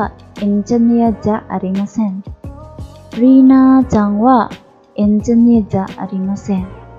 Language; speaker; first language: Japanese; non-native, fluent; Khmer